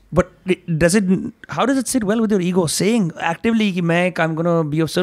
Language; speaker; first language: English; non-native, local second language; Hindi